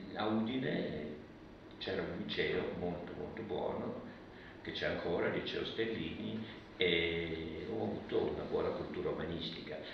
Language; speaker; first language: Italian; early bilingual, other home language; Russian